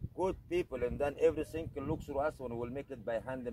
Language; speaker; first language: English; non-native, learner; Arabic